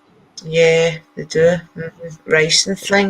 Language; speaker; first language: English; native; English